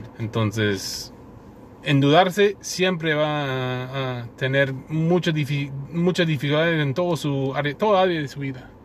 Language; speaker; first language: Spanish; non-native, fluent; English